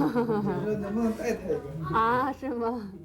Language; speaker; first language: Chinese; non-native, learner; Korean